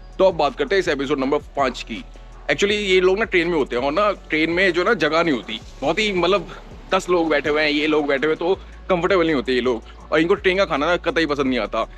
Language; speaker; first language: Hindi; native; Hindi